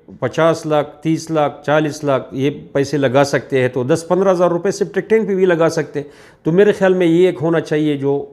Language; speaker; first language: Urdu; non-native, local second language; Pashto